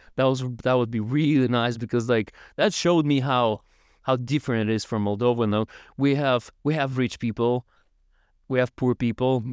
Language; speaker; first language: English; non-native, learner; Russian